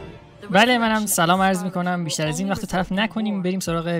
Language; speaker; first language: Persian; native; Persian